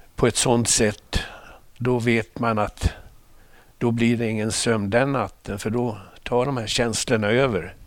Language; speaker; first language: Swedish; native; Swedish